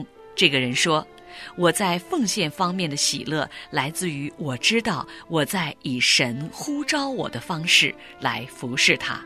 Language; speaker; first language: Chinese; native; Chinese